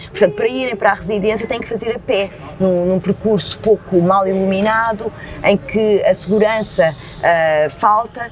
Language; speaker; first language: Portuguese; early bilingual, other home language; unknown